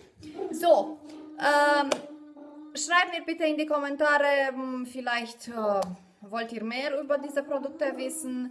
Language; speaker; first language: German; non-native, fluent; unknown